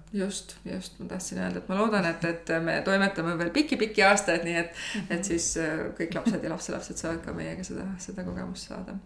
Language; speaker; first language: Estonian; native; Estonian